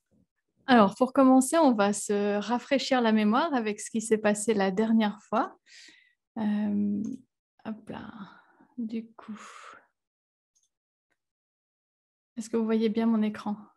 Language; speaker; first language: French; native; French